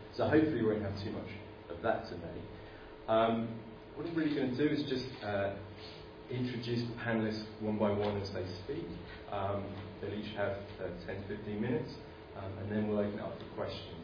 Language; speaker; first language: English; native; English